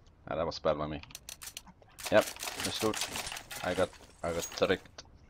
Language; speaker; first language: English; non-native, fluent; Swedish